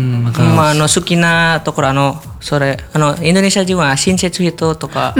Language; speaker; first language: Japanese; non-native, learner; Indonesian